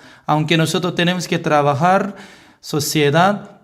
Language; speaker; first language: Spanish; non-native, learner; Korean